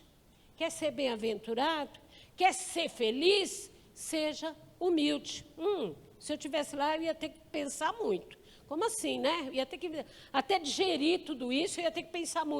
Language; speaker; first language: Portuguese; native; Portuguese